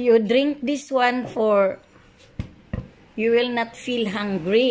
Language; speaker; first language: English; non-native, learner; Filipino